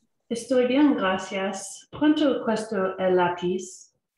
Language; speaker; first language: Spanish; non-native, learner; English